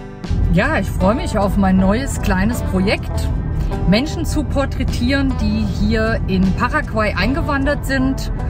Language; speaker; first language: German; native; German